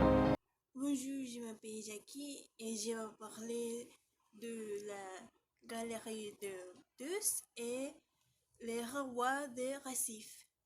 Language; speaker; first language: French; non-native, learner; Spanish